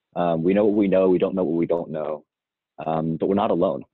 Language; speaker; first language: English; native; English